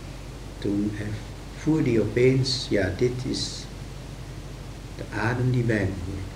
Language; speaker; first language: Dutch; native; Dutch